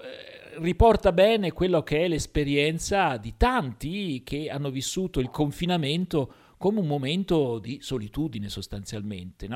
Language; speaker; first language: Italian; native; Italian